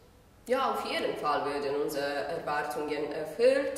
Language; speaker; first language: German; non-native, fluent; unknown